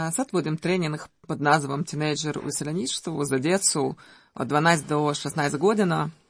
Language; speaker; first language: Croatian; non-native, learner; Russian